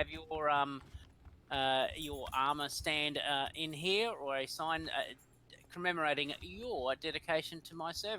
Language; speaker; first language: English; native; English